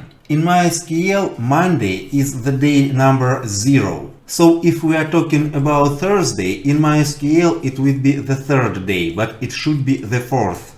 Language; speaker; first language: English; non-native, fluent; Russian